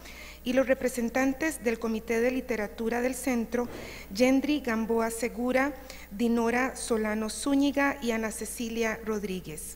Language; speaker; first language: Spanish; native; Spanish